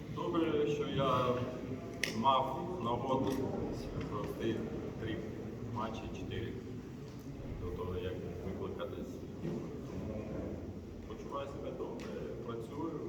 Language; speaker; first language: Ukrainian; non-native, local second language; Russian